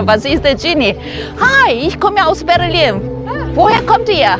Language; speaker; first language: German; non-native, fluent; Korean